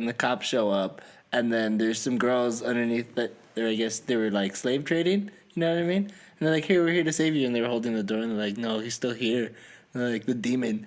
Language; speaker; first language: English; native; English